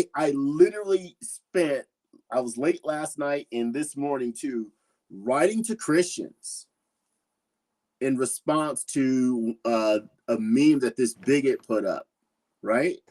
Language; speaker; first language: English; native; English